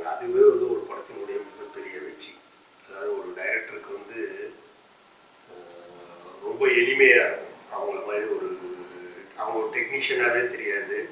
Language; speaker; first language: Tamil; native; Tamil